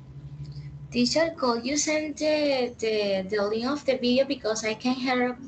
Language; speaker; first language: English; non-native, learner; Spanish